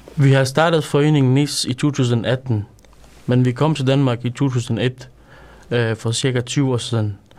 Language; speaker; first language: Danish; non-native, fluent; Persian